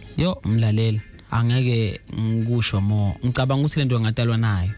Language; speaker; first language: Zulu; non-native, local second language; Swati